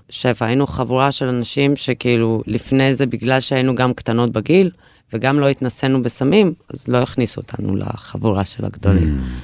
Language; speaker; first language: Hebrew; early bilingual, other home language; Russian